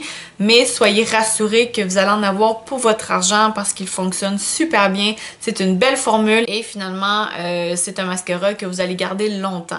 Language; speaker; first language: French; native; French